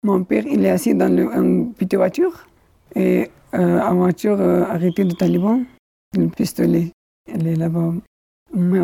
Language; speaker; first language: French; non-native, learner; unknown